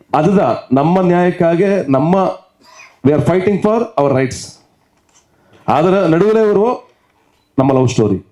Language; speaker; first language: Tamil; non-native, local second language; Kannada